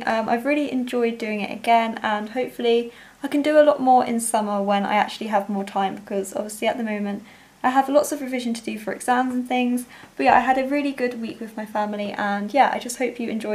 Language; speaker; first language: English; native; English